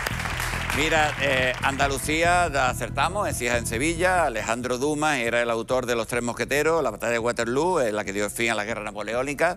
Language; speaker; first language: Spanish; native; Spanish